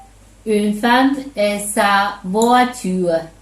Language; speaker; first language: French; non-native, learner; Chinese